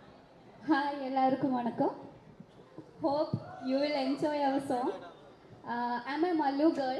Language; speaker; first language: Tamil; non-native, fluent; Malayalam